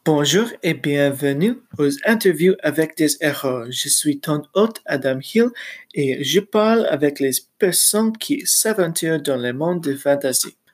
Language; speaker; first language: French; non-native, learner; English